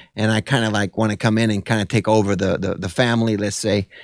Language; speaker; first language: English; early bilingual, other home language; Italian